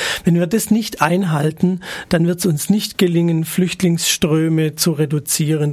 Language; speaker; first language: German; native; German